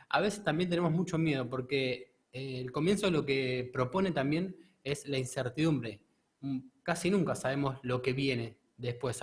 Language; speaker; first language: Spanish; native; Spanish